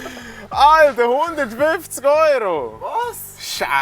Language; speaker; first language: German; native; German